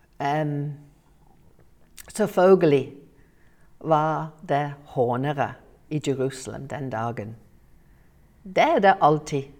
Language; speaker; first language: Norwegian; non-native, fluent; English